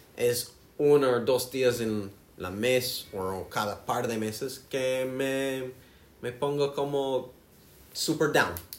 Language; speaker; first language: Spanish; non-native, learner; English